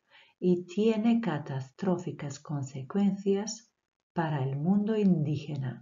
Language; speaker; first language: Spanish; non-native, fluent; Croatian